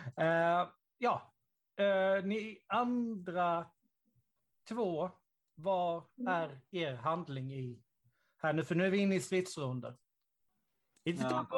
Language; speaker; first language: Swedish; native; Swedish